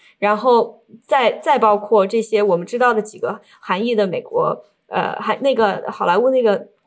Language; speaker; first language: Chinese; native; Chinese